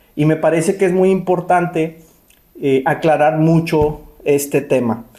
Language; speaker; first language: Spanish; native; Spanish